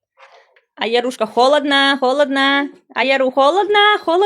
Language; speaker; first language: Russian; non-native, local second language; Kazakh